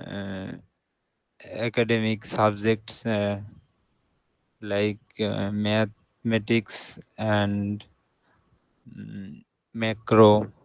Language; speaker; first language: English; non-native, learner; Bangla